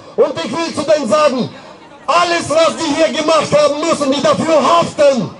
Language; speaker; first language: German; non-native, fluent; Russian